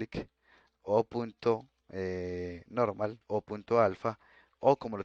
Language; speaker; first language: Spanish; native; Spanish